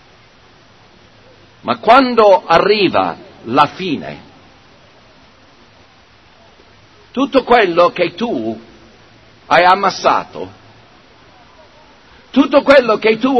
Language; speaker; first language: Italian; non-native, fluent; English